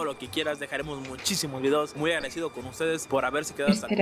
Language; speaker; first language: Spanish; native; Spanish